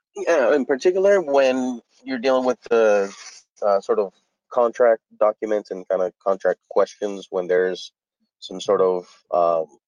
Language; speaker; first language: English; early bilingual, other home language; Spanish